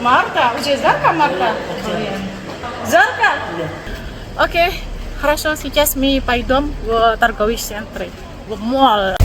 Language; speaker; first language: Russian; non-native, learner; Indonesian